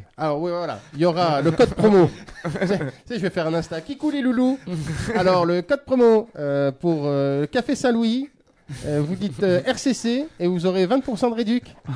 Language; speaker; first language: French; native; French